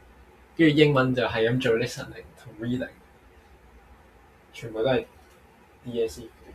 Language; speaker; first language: Cantonese; native; Cantonese